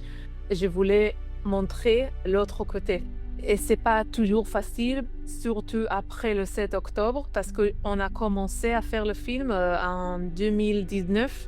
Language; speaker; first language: French; non-native, learner; Hebrew